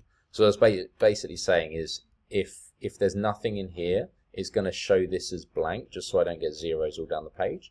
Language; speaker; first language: English; native; English